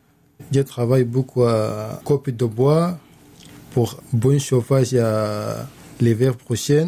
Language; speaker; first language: French; non-native, learner; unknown